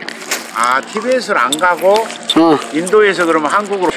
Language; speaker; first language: Korean; native; Korean